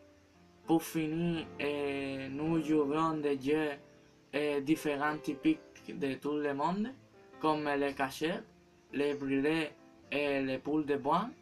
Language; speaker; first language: French; non-native, learner; Spanish